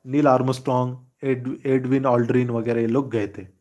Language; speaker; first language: Hindi; non-native, local second language; Marathi